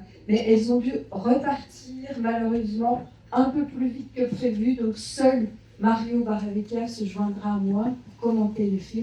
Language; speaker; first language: French; native; French